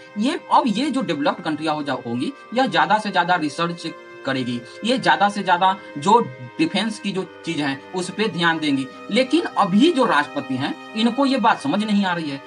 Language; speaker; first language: Hindi; native; Hindi